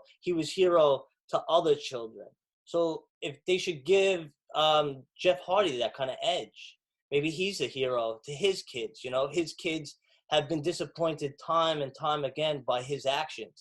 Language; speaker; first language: English; native; English